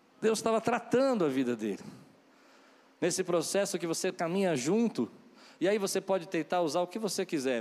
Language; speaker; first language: Portuguese; native; Portuguese